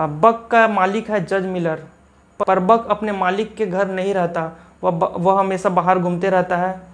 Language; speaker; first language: Hindi; native; Hindi